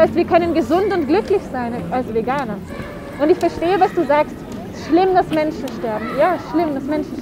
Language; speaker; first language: German; native; German